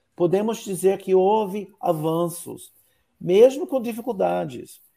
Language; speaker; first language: Portuguese; non-native, fluent; English